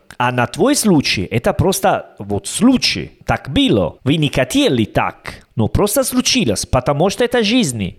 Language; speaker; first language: Russian; non-native, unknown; Italian